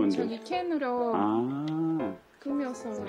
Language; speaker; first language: Korean; non-native, learner; Spanish